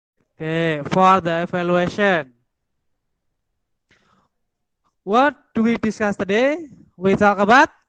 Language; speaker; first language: English; non-native, fluent; Indonesian